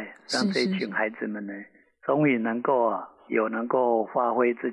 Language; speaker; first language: Chinese; native; Chinese